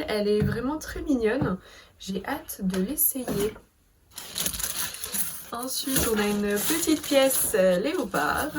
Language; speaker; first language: French; native; French